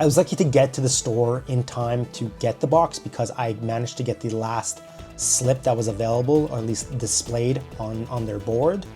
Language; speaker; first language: English; native; English